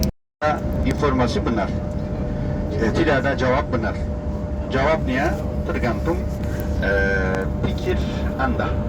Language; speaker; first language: Indonesian; non-native, fluent; Turkish